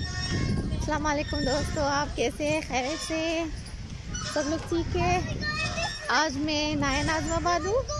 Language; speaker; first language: Hindi; non-native, learner; Arabic